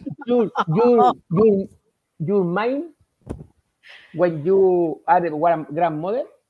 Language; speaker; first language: English; non-native, learner; Spanish